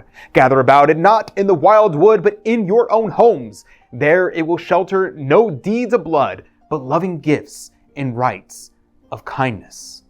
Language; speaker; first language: English; native; English